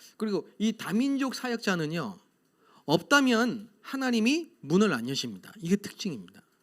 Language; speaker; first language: Korean; native; Korean